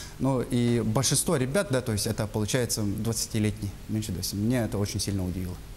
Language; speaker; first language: Russian; non-native, local second language; Yakut